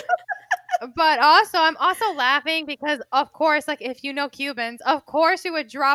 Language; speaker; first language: English; non-native, fluent; Spanish